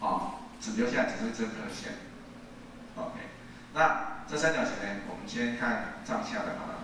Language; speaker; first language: Chinese; native; Chinese